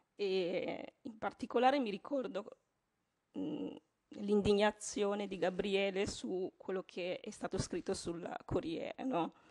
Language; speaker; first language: Italian; non-native, fluent; Kinyarwanda